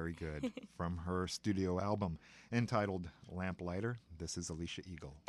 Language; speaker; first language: English; native; English